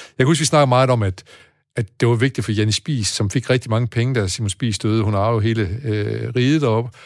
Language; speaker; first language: Danish; native; Danish